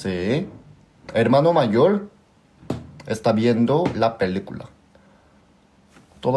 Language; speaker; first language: Spanish; non-native, fluent; Korean